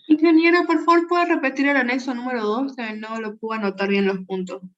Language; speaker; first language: Spanish; native; Spanish